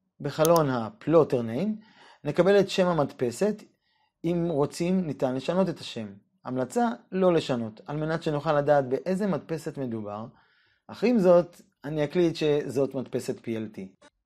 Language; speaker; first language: Hebrew; native; Hebrew